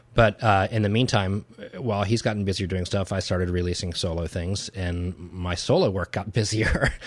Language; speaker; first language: English; native; English